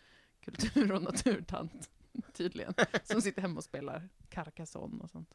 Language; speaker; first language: Swedish; native; Swedish